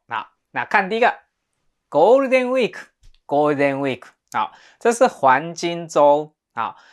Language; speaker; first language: Chinese; non-native, fluent; Japanese